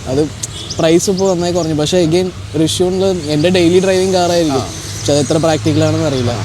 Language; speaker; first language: Malayalam; early bilingual, heritage; Malayalam